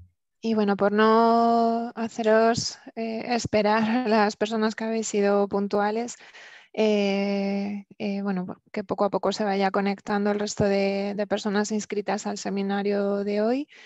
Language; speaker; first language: Spanish; native; Spanish